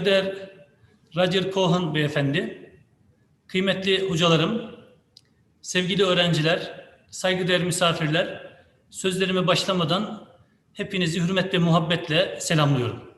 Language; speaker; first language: Turkish; native; Turkish